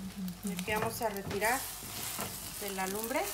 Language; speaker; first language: Spanish; native; Spanish